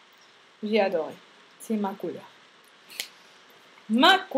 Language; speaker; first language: French; non-native, fluent; Spanish